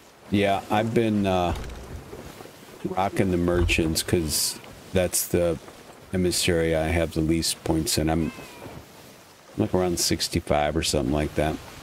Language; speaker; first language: English; native; English